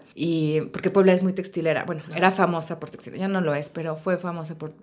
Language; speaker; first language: Spanish; native; Spanish